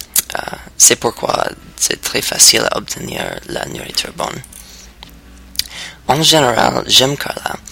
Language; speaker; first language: French; non-native, learner; English